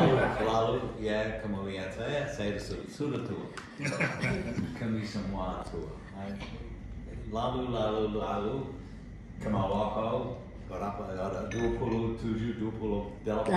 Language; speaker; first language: Indonesian; non-native, learner; English